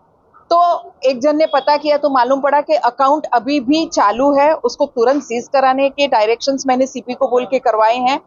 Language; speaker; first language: Hindi; native; Hindi